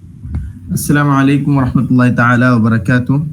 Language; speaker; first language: Arabic; non-native, fluent; Malayalam